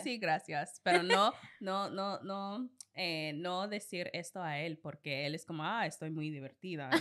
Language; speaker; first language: Spanish; non-native, learner; English